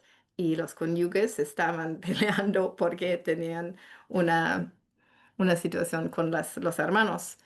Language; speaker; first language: Spanish; non-native, fluent; English